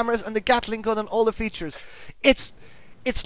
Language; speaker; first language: English; native; English